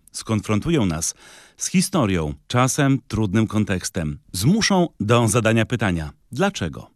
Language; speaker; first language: Polish; native; Polish